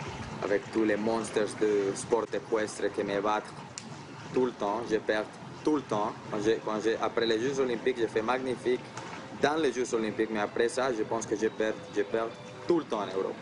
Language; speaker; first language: French; non-native, fluent; Spanish